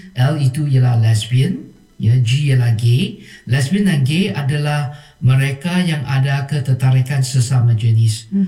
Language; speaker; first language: Malay; non-native, local second language; Chinese